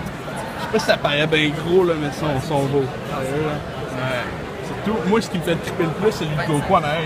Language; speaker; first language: French; native; French